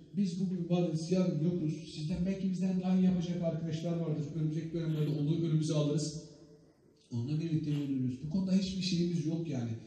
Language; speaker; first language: Turkish; native; Turkish